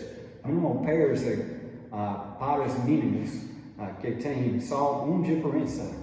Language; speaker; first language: Portuguese; non-native, fluent; English